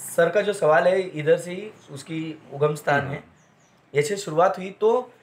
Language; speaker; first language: Hindi; non-native, local second language; Marathi